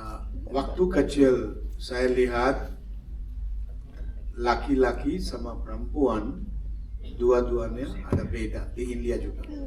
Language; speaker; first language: Indonesian; non-native, fluent; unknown